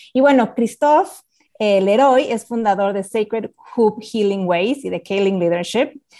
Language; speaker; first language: Spanish; native; Spanish